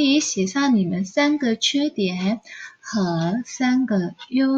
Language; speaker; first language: Chinese; non-native, fluent; Indonesian